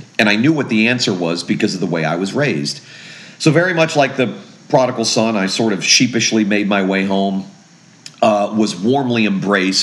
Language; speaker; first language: English; native; English